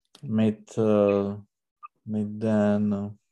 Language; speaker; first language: German; non-native, learner; Czech